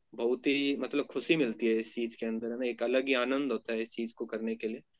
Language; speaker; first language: Hindi; native; Hindi